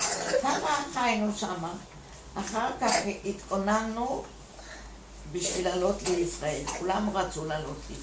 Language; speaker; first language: Hebrew; non-native, fluent; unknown